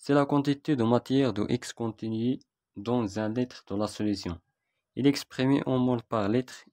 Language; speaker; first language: French; non-native, local second language; Arabic